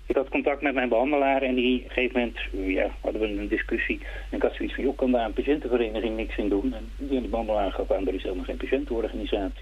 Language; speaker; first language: Dutch; native; Dutch